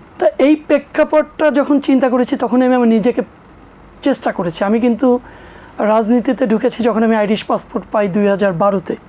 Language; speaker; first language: Bangla; native; Bangla